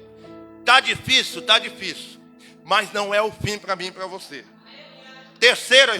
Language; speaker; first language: Portuguese; native; Portuguese